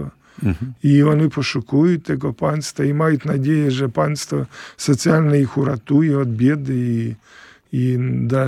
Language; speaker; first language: Polish; non-native, fluent; Ukrainian